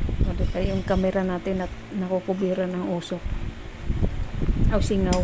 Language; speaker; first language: Filipino; native; Filipino